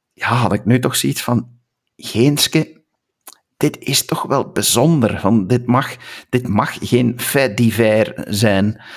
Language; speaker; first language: Dutch; native; Dutch